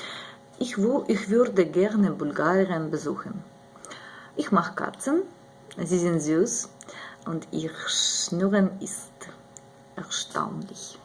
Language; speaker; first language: German; non-native, learner; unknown